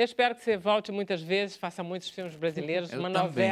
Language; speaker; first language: Portuguese; native; Portuguese